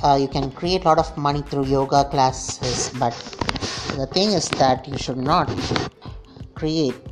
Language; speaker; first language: English; non-native, local second language; Tamil